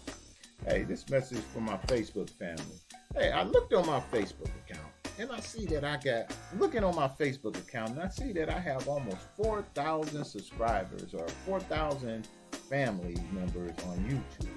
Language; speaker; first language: English; native; English